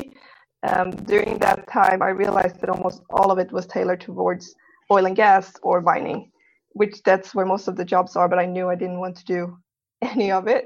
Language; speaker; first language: English; non-native, fluent; Swedish